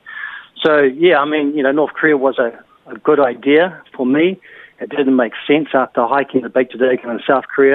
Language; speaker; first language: English; native; English